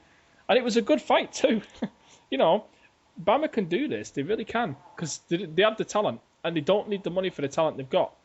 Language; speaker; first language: English; native; English